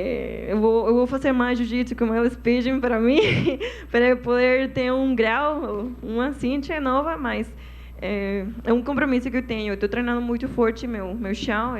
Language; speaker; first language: Portuguese; non-native, fluent; Spanish